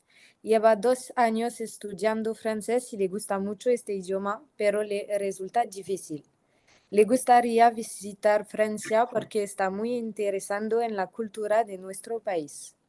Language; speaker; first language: Spanish; non-native, learner; French